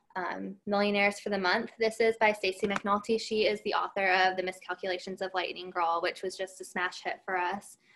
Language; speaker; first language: English; native; English